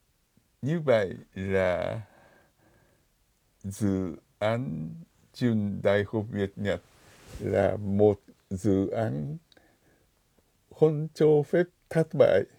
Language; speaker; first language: Vietnamese; non-native, fluent; Japanese